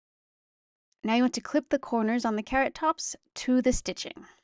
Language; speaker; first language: English; native; English